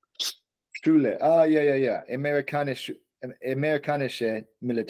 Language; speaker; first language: German; non-native, learner; English